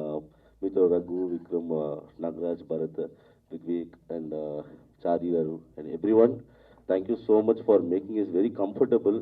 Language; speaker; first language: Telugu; non-native, fluent; Tamil